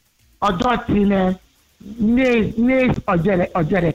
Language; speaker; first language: Hungarian; non-native, learner; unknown